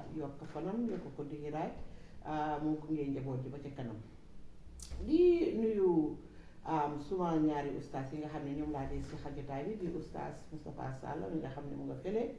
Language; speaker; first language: Wolof; native; Wolof